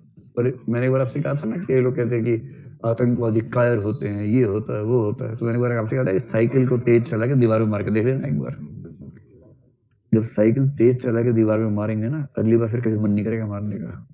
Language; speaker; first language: Hindi; native; Hindi